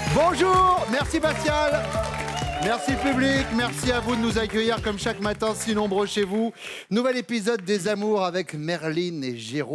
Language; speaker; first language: French; native; French